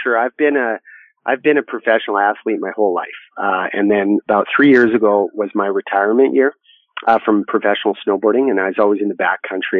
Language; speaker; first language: English; native; English